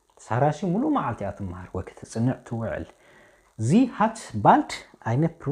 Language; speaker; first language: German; non-native, fluent; Tigrinya